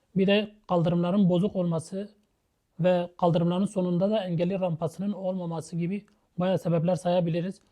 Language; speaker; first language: Turkish; native; Turkish